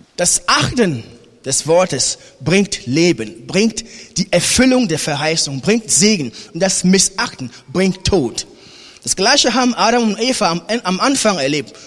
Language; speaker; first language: German; non-native, fluent; French